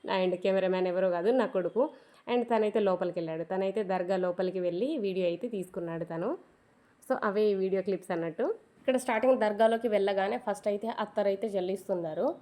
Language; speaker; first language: Telugu; native; Telugu